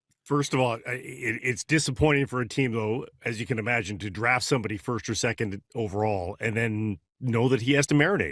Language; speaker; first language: English; native; English